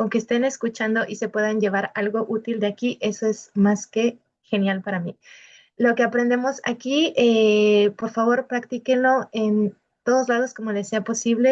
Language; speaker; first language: Spanish; native; Spanish